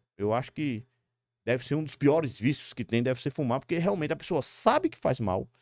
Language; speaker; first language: Portuguese; native; Portuguese